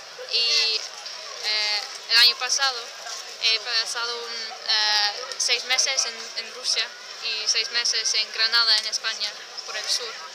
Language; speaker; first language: Spanish; non-native, learner; English